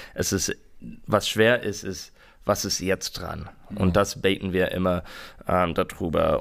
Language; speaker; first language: German; non-native, learner; English